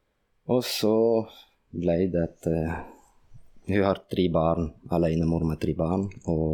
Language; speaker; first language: Norwegian; non-native, fluent; Russian